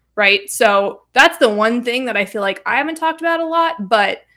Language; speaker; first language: English; native; English